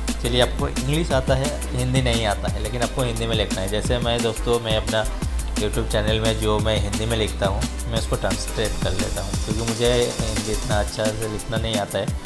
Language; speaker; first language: Hindi; non-native, local second language; Bangla